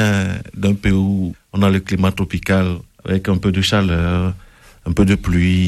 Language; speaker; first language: French; non-native, local second language; Ewe